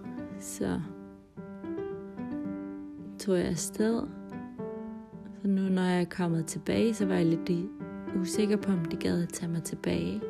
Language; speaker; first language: Danish; non-native, local second language; Kalaallisut